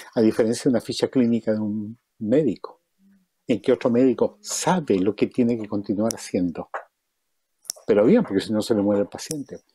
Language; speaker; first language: Spanish; native; Spanish